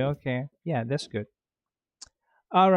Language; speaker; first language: English; non-native, fluent; Indonesian